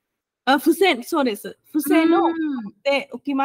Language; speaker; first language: Japanese; non-native, fluent; Vietnamese